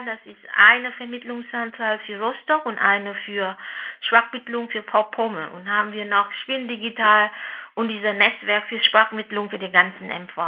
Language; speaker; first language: German; non-native, fluent; Vietnamese